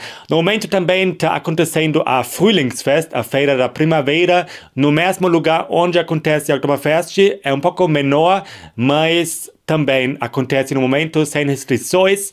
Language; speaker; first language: Portuguese; non-native, fluent; German